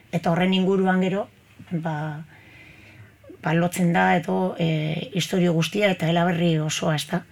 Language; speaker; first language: Basque; native; Basque